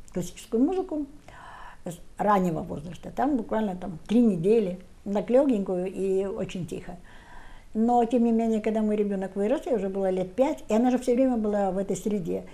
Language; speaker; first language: Russian; native; Russian